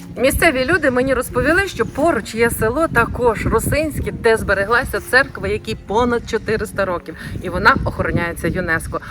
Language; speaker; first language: Ukrainian; native; Ukrainian